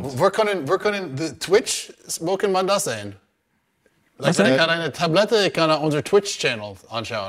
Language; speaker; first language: German; non-native, learner; English